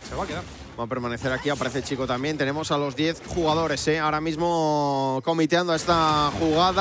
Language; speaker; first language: Spanish; native; Spanish